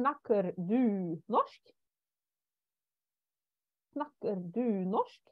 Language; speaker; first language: Norwegian; non-native, fluent; German